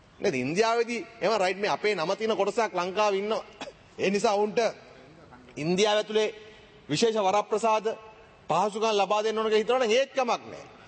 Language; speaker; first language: Sinhala; native; Sinhala